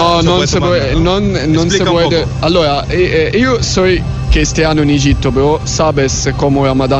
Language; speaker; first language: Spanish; non-native, learner; Arabic